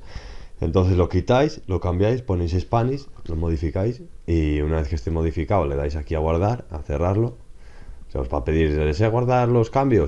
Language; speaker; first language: Spanish; native; Spanish